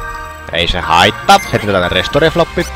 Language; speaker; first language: Finnish; native; Finnish